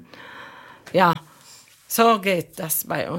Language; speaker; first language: German; non-native, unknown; Arabic